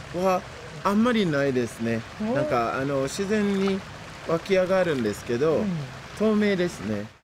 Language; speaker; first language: Japanese; non-native, fluent; English